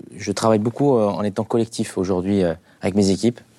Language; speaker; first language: French; non-native, local second language; Arabic